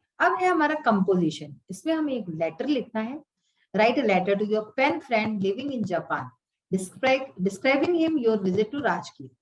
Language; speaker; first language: Hindi; native; Hindi